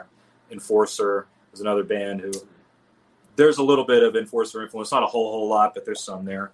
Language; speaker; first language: English; native; English